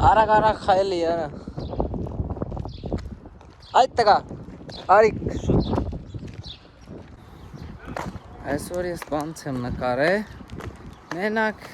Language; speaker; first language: Armenian; non-native, learner; Hindi